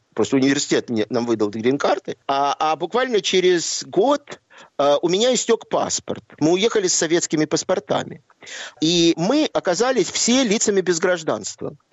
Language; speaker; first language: Russian; native; Russian